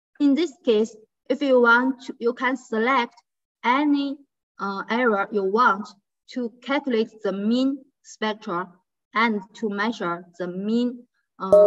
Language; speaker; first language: English; non-native, fluent; Chinese